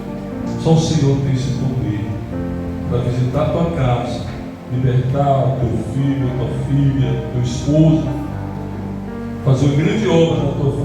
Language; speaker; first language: Portuguese; native; Portuguese